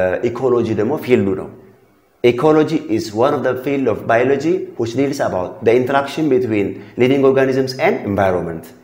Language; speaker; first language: English; non-native, local second language; Amharic